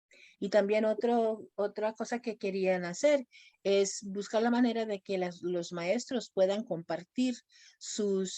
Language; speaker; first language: Spanish; non-native, fluent; English